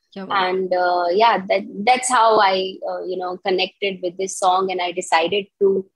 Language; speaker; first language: English; non-native, local second language; Gujarati